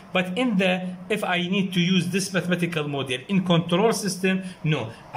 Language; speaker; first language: English; non-native, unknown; Arabic